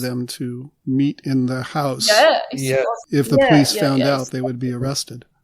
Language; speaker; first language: English; native; English